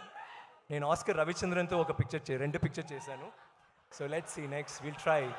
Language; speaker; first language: Telugu; non-native, learner; Tamil